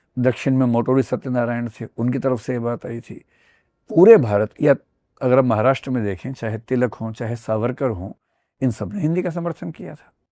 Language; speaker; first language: Hindi; native; Hindi